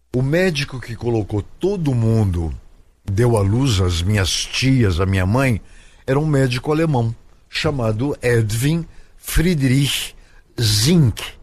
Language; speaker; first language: Portuguese; native; Portuguese